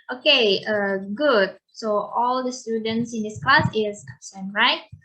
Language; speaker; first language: English; non-native, learner; Indonesian